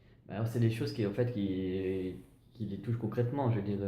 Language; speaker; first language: French; native; French